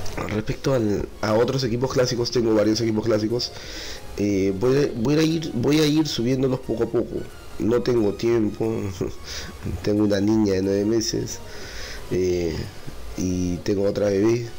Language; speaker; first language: Spanish; native; Spanish